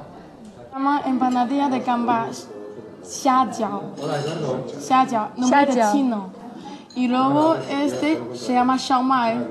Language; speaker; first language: Spanish; non-native, learner; Chinese